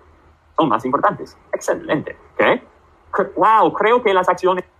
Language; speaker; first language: Spanish; non-native, fluent; English